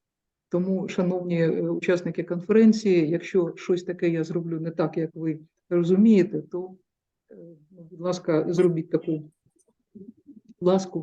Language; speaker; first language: Ukrainian; native; Ukrainian